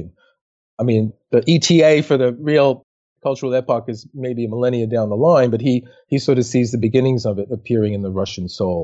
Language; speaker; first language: English; native; English